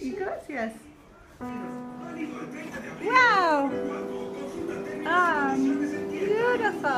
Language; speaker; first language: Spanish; non-native, learner; English